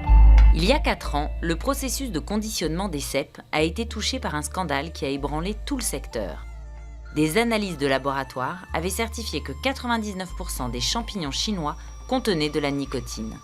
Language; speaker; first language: French; native; French